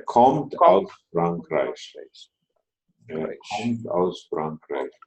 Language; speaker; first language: German; non-native, fluent; Telugu